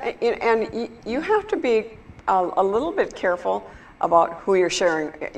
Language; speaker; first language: English; native; English